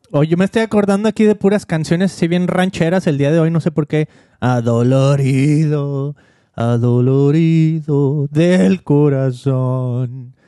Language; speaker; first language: Spanish; native; Spanish